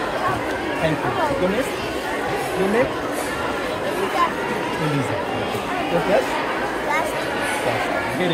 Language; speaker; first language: English; non-native, local second language; Bangla